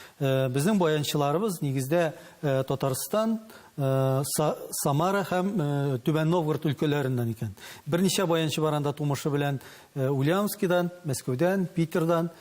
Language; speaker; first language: Tatar; native; Tatar